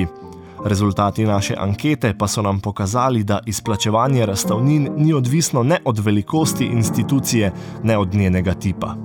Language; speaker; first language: Slovenian; native; Slovenian